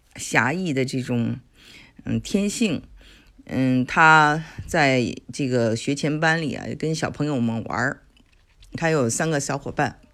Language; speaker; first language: Chinese; native; Chinese